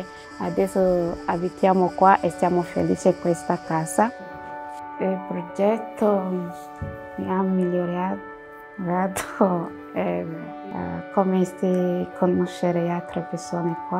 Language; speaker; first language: Italian; non-native, learner; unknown